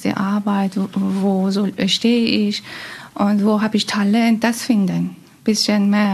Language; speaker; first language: German; non-native, learner; Persian